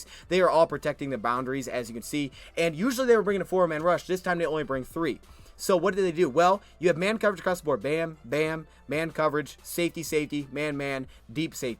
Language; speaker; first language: English; native; English